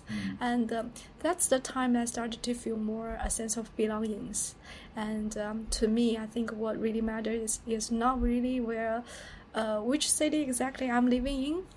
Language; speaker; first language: English; non-native, fluent; Chinese